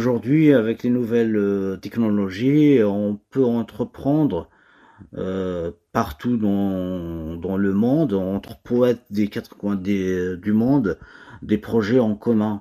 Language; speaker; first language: French; non-native, local second language; Kabyle